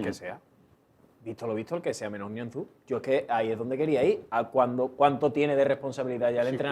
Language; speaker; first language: Spanish; native; Spanish